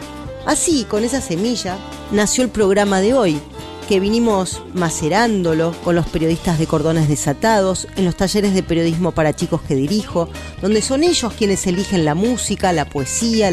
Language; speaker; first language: Spanish; native; Spanish